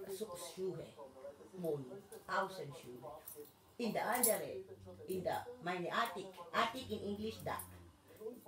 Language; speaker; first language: German; non-native, learner; Filipino